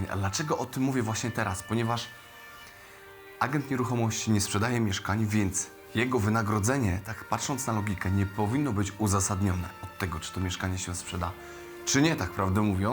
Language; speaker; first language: Polish; native; Polish